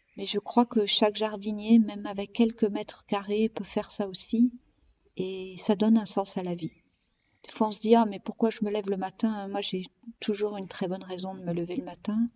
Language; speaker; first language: French; native; French